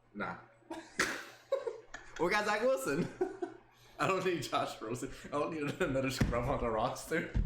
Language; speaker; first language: English; native; English